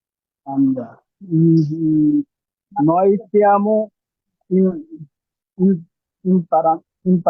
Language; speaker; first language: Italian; non-native, learner; Bangla